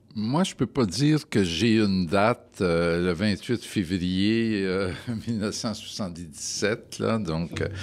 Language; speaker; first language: French; native; French